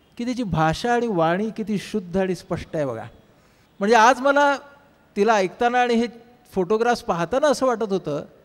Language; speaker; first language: Marathi; native; Marathi